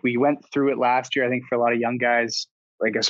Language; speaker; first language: English; native; English